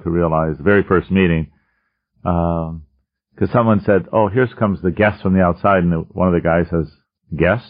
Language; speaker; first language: English; native; English